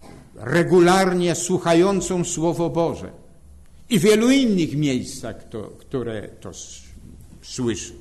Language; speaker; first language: Polish; native; Polish